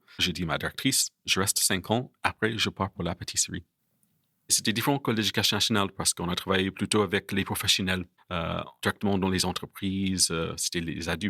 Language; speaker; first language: French; non-native, fluent; English